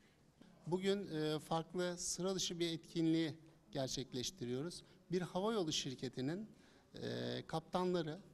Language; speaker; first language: Turkish; native; Turkish